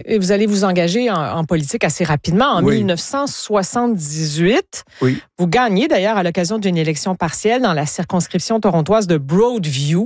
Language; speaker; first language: French; native; French